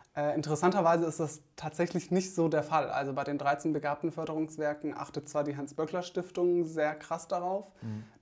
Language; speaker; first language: German; native; German